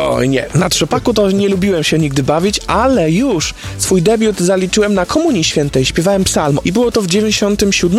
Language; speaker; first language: Polish; native; Polish